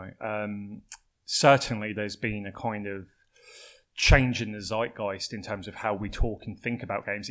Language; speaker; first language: English; native; English